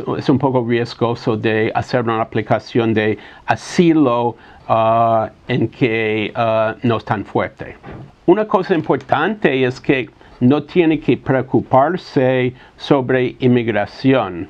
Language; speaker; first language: Spanish; non-native, fluent; English